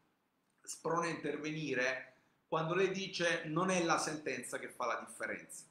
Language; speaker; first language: Italian; native; Italian